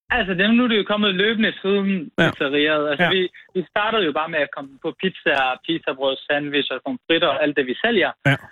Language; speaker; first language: Danish; early bilingual, other home language; Arabic